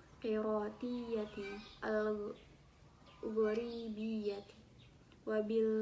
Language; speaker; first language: Arabic; non-native, learner; Indonesian